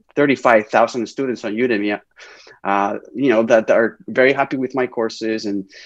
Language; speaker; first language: English; non-native, fluent; Spanish